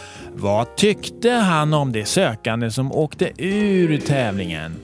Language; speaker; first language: Swedish; native; Swedish